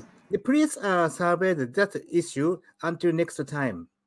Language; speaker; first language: English; non-native, learner; Japanese